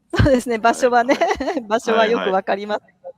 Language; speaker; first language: Japanese; native; Japanese